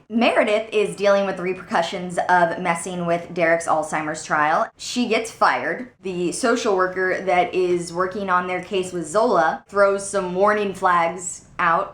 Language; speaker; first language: English; native; English